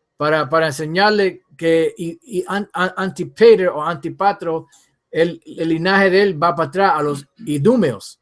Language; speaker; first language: Spanish; early bilingual, heritage; English